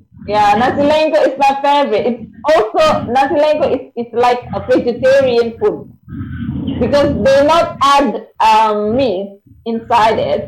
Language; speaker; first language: English; non-native, learner; Indonesian